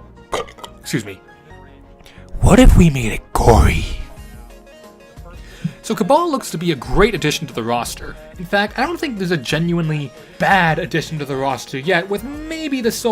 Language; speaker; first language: English; native; English